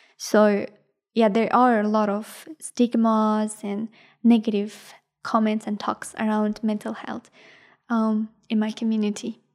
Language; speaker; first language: English; non-native, fluent; Persian